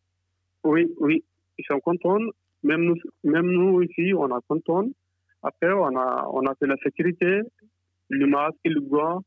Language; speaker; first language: French; non-native, learner; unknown